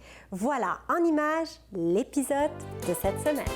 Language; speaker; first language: French; non-native, local second language; Arabic